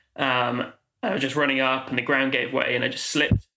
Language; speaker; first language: English; native; English